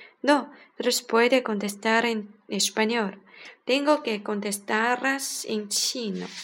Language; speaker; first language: Spanish; non-native, learner; Chinese